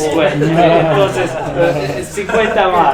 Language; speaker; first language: Spanish; non-native, learner; English